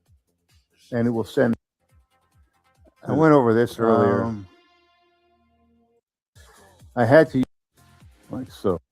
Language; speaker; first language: English; native; English